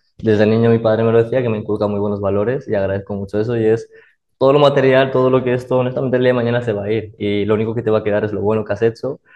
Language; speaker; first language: Spanish; early bilingual, other home language; Arabic